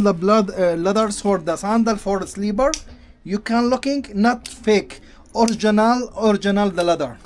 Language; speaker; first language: English; non-native, learner; Arabic